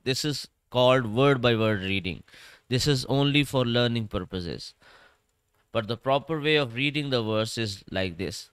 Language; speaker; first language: English; non-native, local second language; Urdu